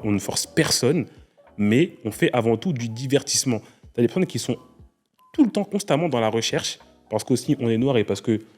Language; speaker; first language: French; native; French